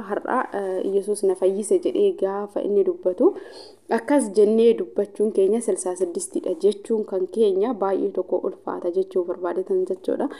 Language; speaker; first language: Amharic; non-native, local second language; Oromo